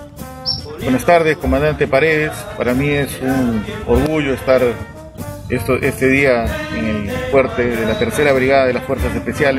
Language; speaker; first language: Spanish; native; Spanish